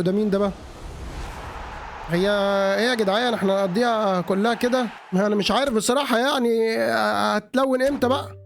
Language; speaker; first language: Arabic; native; Arabic